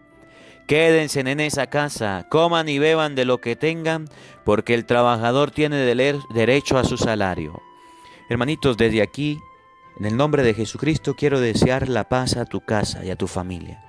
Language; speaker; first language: Spanish; native; Spanish